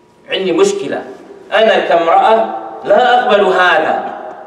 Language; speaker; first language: Arabic; non-native, fluent; English